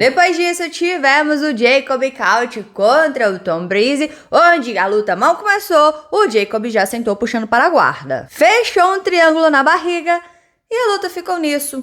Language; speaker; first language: Portuguese; native; Portuguese